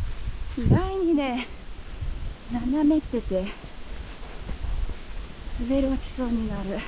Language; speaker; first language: Japanese; native; Japanese